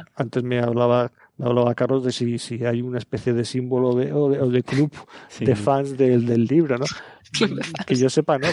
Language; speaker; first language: Spanish; native; Spanish